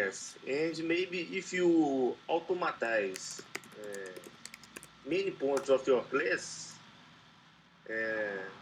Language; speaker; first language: English; non-native, learner; Portuguese